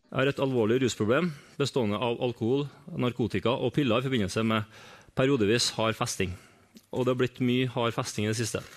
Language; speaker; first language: Norwegian; native; Norwegian